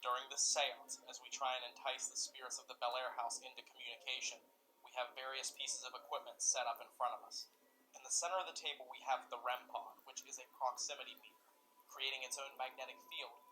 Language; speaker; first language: English; native; English